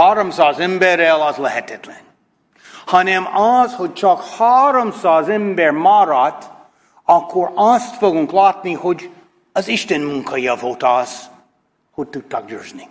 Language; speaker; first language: Hungarian; non-native, fluent; English